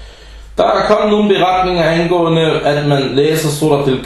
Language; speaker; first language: Danish; non-native, fluent; Arabic